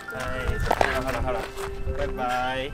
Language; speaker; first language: Japanese; native; Japanese